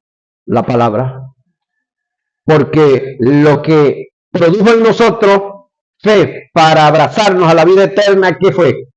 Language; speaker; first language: Spanish; native; Spanish